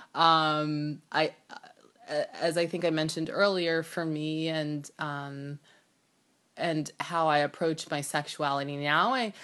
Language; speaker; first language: English; native; English